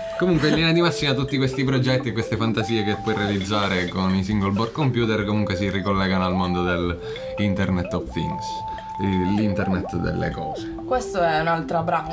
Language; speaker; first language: Italian; native; Italian